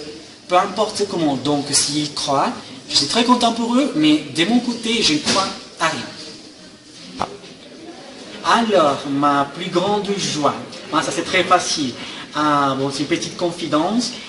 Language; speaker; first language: French; non-native, fluent; Spanish